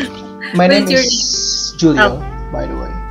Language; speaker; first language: English; non-native, learner; Indonesian